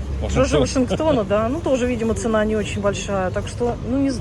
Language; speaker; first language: Russian; native; Russian